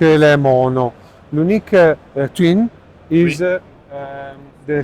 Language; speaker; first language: French; non-native, learner; Italian